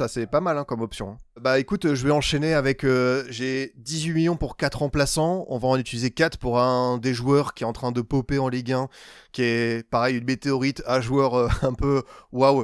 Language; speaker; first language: French; native; French